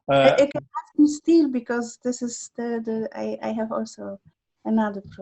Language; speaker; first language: English; non-native, learner; Polish